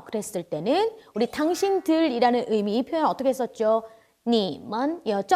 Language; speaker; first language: Korean; native; Korean